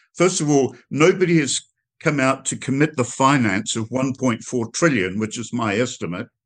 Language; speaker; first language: English; native; English